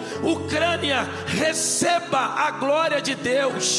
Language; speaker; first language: Portuguese; native; Portuguese